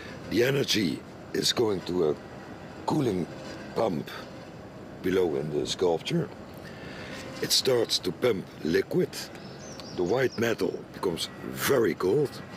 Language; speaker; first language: English; non-native, fluent; Dutch